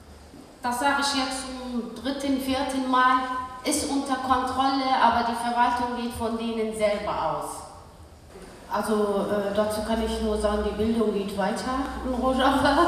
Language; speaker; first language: German; early bilingual, other home language; Kurdish